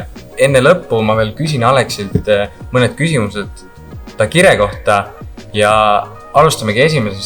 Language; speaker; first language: Estonian; native; Estonian